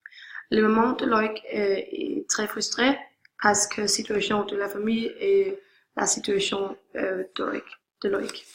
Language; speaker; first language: French; non-native, learner; Swedish